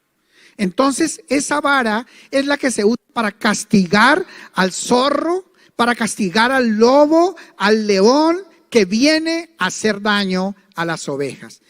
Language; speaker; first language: Spanish; native; Spanish